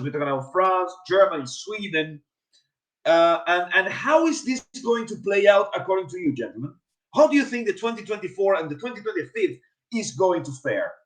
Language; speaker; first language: English; non-native, fluent; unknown